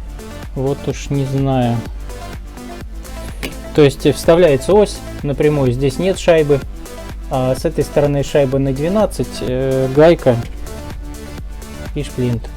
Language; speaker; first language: Russian; native; Russian